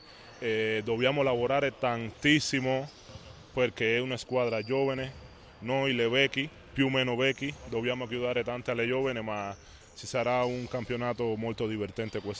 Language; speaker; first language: Italian; non-native, fluent; Spanish